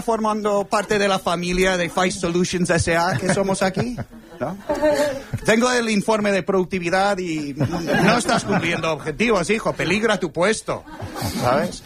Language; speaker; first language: Spanish; non-native, fluent; English